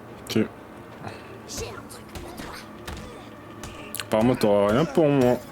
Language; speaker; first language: French; native; French